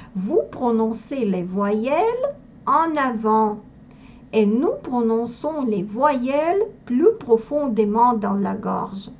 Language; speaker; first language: French; non-native, fluent; Russian